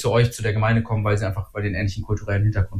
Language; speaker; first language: German; native; German